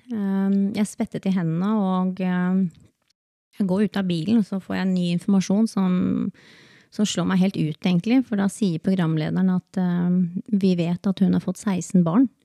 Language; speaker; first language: Norwegian; early bilingual, other home language; Spanish